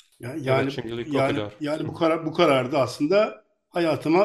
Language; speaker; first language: Turkish; native; Turkish